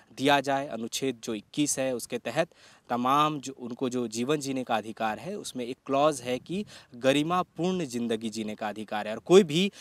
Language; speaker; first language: Hindi; native; Hindi